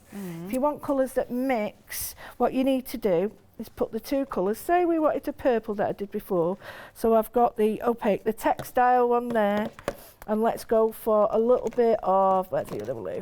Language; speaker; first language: English; native; English